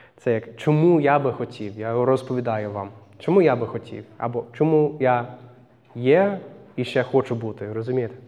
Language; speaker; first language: Ukrainian; non-native, fluent; English